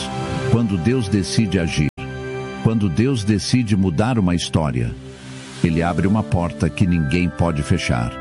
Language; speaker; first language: Portuguese; native; Portuguese